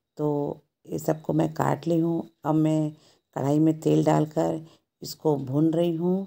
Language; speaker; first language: Hindi; native; Hindi